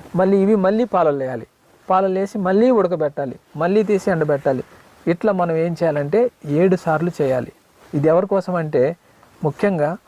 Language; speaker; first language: Telugu; non-native, local second language; Koya